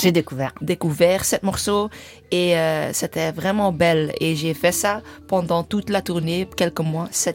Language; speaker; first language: French; non-native, learner; English